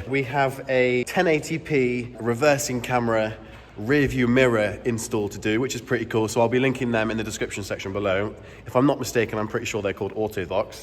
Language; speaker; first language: English; native; English